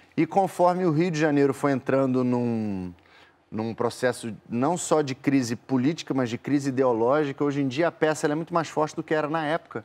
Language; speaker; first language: Portuguese; native; Portuguese